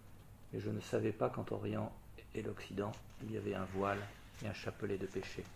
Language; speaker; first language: French; native; French